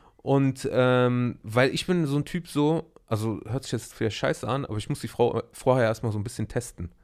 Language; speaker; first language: German; early bilingual, other home language; Arabic